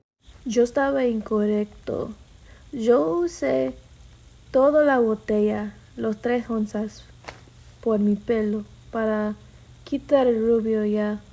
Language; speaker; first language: Spanish; non-native, learner; English